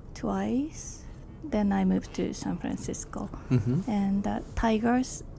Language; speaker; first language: English; non-native, learner; Japanese